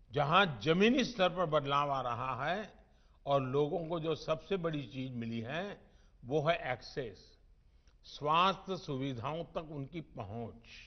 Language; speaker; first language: Hindi; non-native, local second language; Gujarati